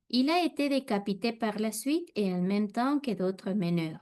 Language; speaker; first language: French; non-native, fluent; Spanish